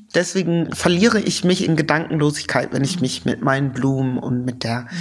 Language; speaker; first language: German; native; German